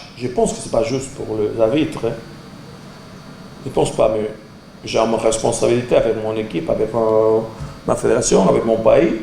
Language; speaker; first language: French; non-native, learner; Portuguese